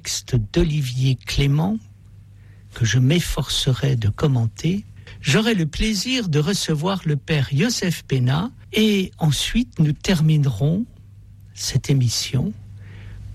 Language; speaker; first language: French; native; French